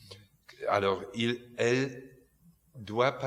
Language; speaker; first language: French; non-native, fluent; Polish